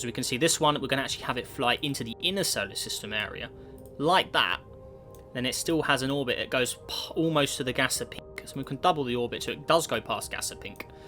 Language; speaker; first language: English; native; English